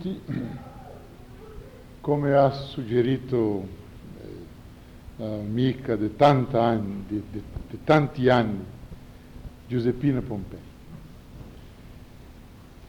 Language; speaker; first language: Italian; non-native, fluent; Portuguese